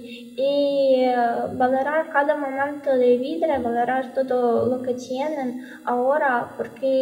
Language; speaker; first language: Spanish; non-native, fluent; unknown